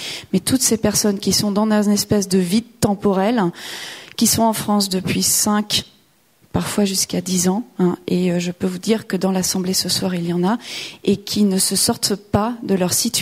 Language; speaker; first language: French; native; French